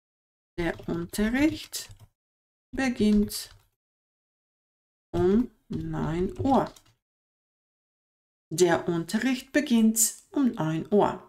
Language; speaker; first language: German; non-native, fluent; Bosnian